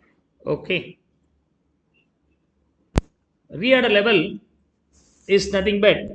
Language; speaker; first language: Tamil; native; Tamil